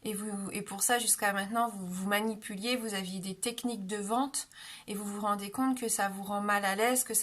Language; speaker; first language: French; native; French